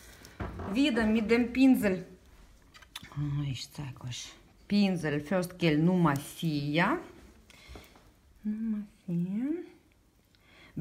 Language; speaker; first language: German; non-native, learner; Russian